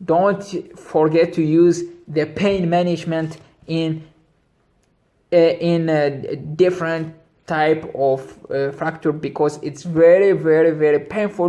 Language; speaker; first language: English; non-native, local second language; Arabic